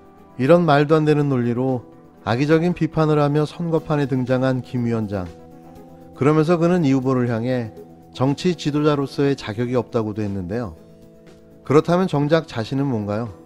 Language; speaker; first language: Korean; native; Korean